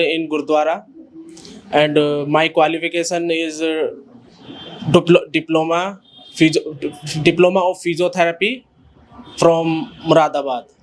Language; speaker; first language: English; non-native, learner; Hindi